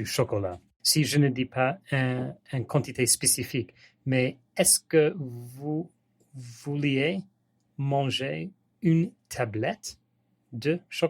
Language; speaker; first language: French; non-native, learner; English